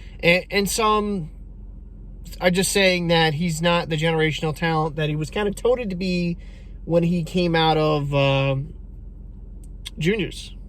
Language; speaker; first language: English; native; English